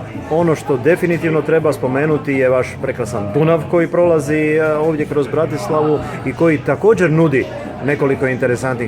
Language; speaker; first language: Croatian; native; Croatian